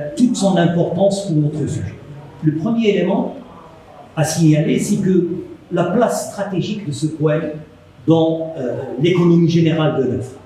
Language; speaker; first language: French; non-native, local second language; Arabic